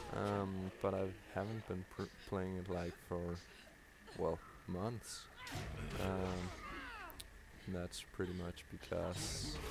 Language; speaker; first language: English; non-native, fluent; Danish